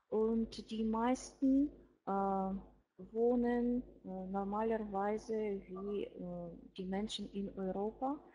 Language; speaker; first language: German; non-native, learner; Russian